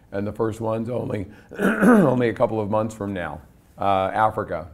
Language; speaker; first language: English; native; English